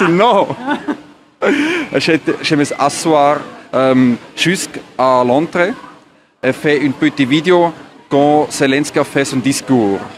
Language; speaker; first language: French; non-native, learner; German